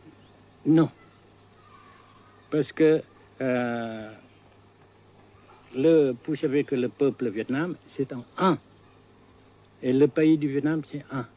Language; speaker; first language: French; non-native, local second language; Vietnamese